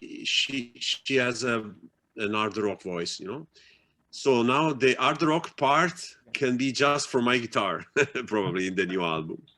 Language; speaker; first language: English; non-native, fluent; Italian